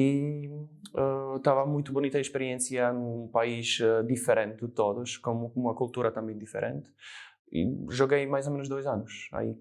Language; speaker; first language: Portuguese; non-native, fluent; Slovak